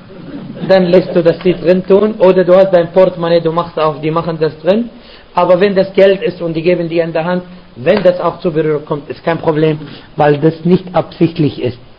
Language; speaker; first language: German; non-native, fluent; Arabic